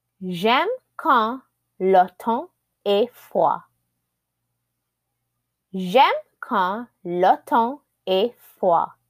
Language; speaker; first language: French; non-native, fluent; English